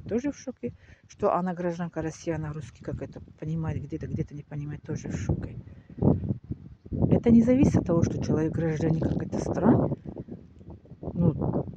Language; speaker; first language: Russian; non-native, local second language; Tajik